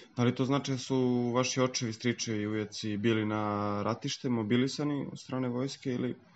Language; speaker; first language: Serbian; non-native, local second language; Albanian